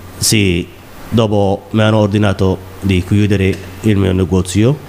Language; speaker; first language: Italian; non-native, learner; Somali